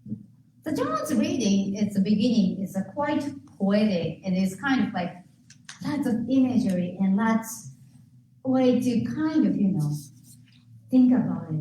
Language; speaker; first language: English; non-native, fluent; Japanese